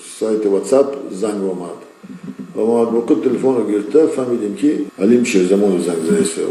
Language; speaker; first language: Tajik; non-native, local second language; Shughni